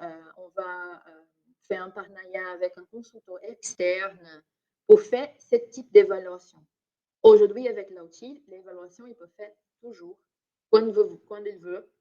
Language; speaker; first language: French; non-native, fluent; Portuguese